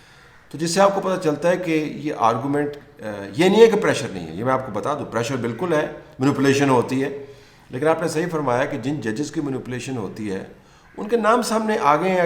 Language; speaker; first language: Urdu; native; Urdu